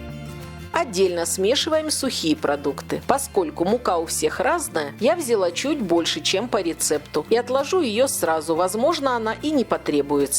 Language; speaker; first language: Russian; native; Russian